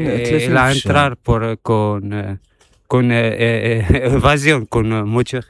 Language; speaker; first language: Spanish; non-native, learner; Arabic